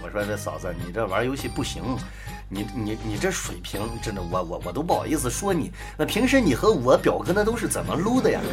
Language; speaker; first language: Chinese; native; Chinese